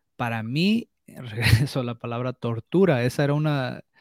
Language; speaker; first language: Spanish; early bilingual, heritage; Spanish